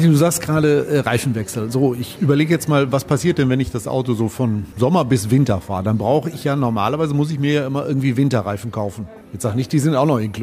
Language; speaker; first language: German; native; German